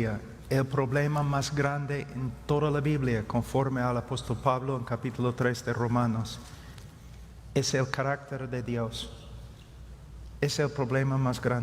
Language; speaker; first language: Spanish; non-native, fluent; English